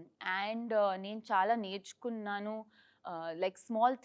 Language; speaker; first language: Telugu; non-native, learner; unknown